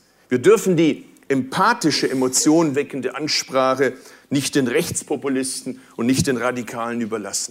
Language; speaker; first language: German; early bilingual, other home language; Turkish